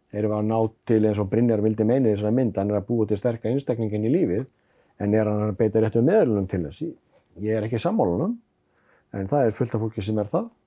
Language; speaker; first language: Icelandic; native; Icelandic